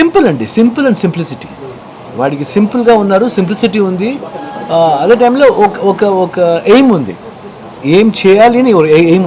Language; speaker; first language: Telugu; non-native, learner; Kannada